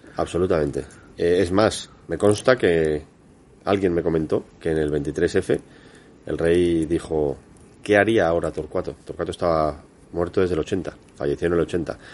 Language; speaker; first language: Spanish; native; Spanish